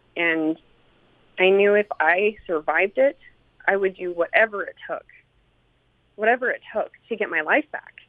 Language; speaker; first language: English; native; English